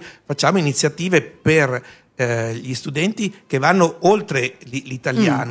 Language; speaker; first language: Italian; native; Italian